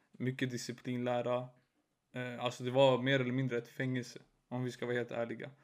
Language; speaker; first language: Swedish; early bilingual, other home language; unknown